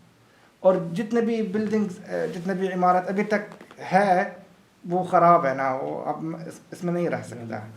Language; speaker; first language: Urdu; non-native, learner; Arabic